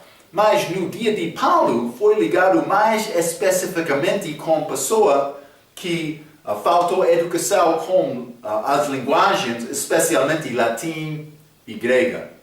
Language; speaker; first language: Portuguese; non-native, learner; English